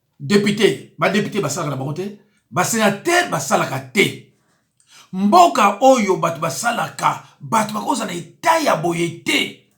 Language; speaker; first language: Lingala; non-native, local second language; Kongo